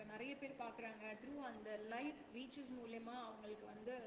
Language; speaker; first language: Tamil; native; Tamil